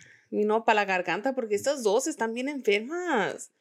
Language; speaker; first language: Spanish; early bilingual, other home language; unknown